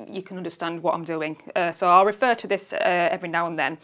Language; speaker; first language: English; native; English